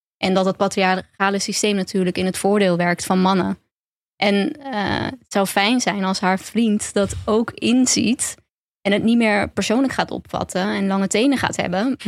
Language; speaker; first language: Dutch; early bilingual, other home language; Turkish